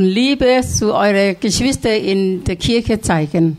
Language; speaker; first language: German; non-native, learner; Thai